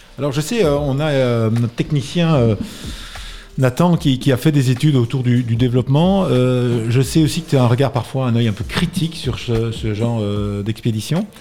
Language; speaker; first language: French; native; French